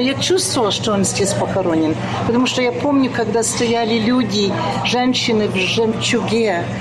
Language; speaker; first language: Russian; early bilingual, heritage; Russian